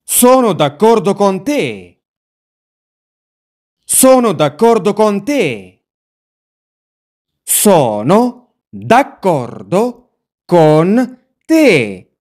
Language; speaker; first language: Italian; non-native, fluent; Arabic